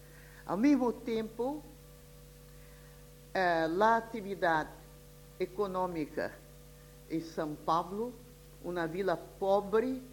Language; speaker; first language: Spanish; non-native, fluent; Portuguese